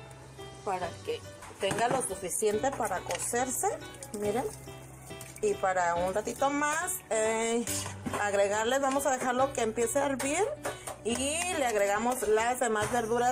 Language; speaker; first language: Spanish; native; Spanish